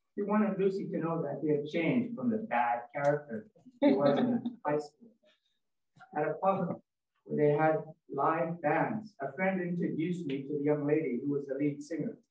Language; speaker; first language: English; native; English